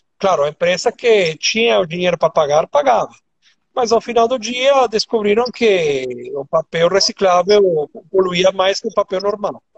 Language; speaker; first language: Portuguese; non-native, fluent; Spanish